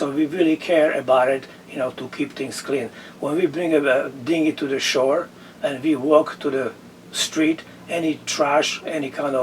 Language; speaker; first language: English; non-native, fluent; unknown